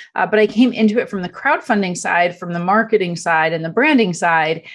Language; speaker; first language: English; non-native, fluent; Italian